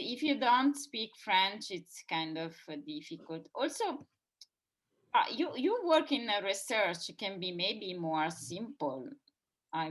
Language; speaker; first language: English; non-native, fluent; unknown